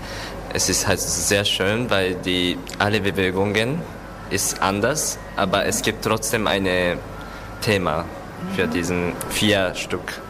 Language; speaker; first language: German; non-native, learner; Japanese